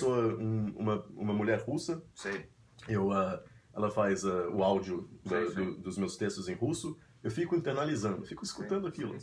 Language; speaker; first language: Portuguese; native; Portuguese